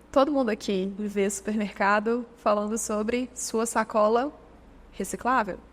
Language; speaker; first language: Portuguese; native; Portuguese